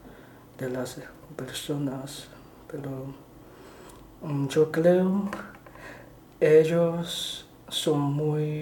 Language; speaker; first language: Spanish; non-native, learner; Chinese